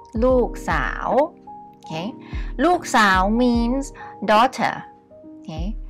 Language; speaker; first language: English; non-native, fluent; Thai